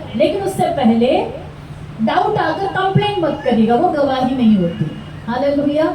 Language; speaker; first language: Hindi; non-native, local second language; Telugu